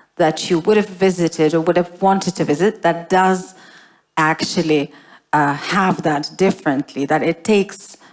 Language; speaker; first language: English; non-native, fluent; Lithuanian